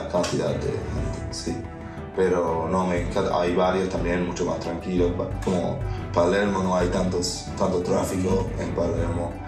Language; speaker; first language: Spanish; non-native, fluent; English